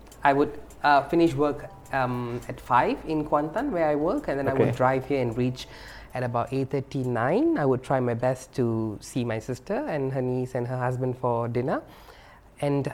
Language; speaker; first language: English; non-native, local second language; Tamil